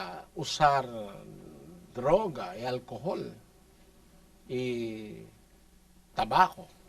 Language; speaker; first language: Spanish; non-native, learner; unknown